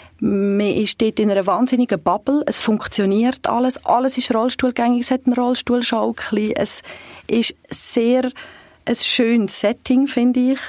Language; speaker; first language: German; early bilingual, other home language; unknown